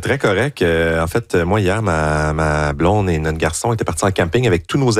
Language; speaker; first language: French; native; French